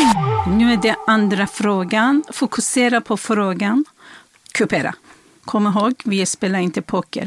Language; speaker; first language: Swedish; non-native, fluent; Persian